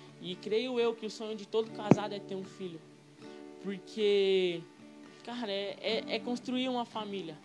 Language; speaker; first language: Portuguese; native; Portuguese